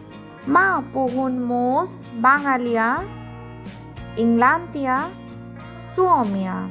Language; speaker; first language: Finnish; non-native, learner; Bangla